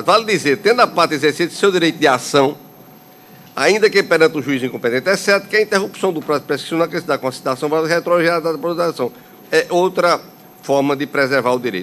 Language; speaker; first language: Portuguese; native; Portuguese